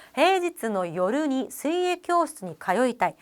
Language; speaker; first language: Japanese; non-native, fluent; Korean